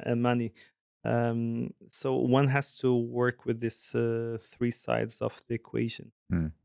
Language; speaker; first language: English; non-native, fluent; Portuguese